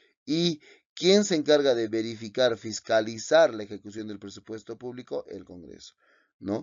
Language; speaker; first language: Spanish; native; Spanish